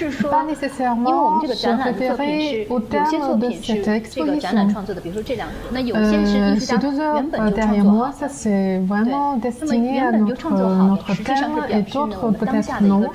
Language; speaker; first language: French; non-native, learner; Chinese